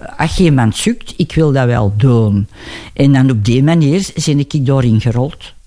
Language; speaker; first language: Dutch; native; Dutch